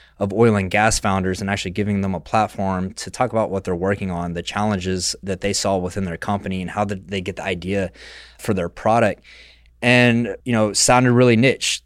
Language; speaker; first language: English; native; English